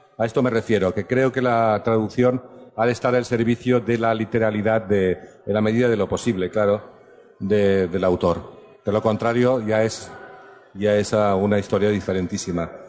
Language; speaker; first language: Spanish; native; Spanish